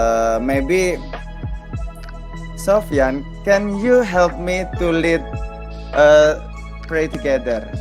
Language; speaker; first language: English; non-native, fluent; Indonesian